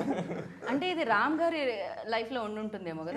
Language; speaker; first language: Telugu; native; Telugu